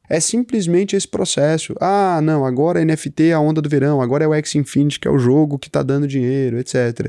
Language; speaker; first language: Portuguese; native; Portuguese